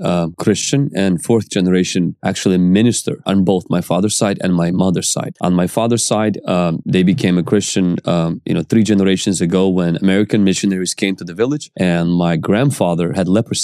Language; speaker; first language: English; non-native, fluent; Ukrainian